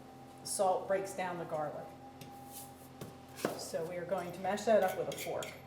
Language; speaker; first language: English; native; English